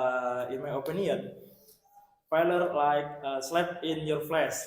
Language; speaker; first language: English; non-native, learner; Indonesian